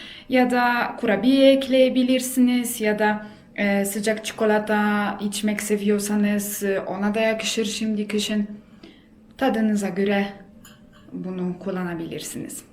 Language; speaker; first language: Turkish; non-native, fluent; Polish